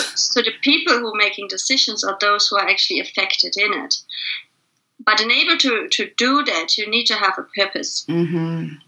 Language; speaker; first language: English; non-native, fluent; German